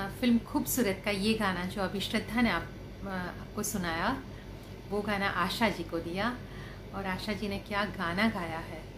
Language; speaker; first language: Hindi; non-native, local second language; Gujarati